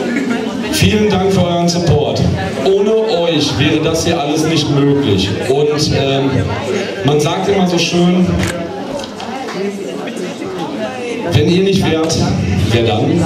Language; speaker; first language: German; native; German